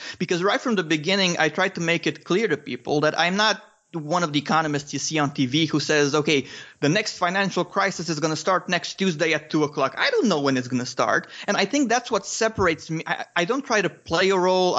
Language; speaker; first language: English; non-native, fluent; Romanian